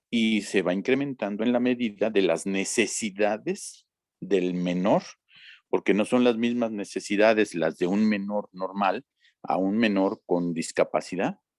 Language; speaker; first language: Spanish; native; Spanish